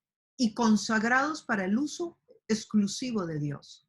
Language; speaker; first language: Spanish; native; Spanish